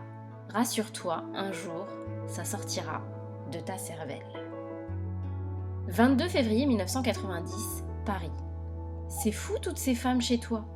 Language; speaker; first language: French; native; French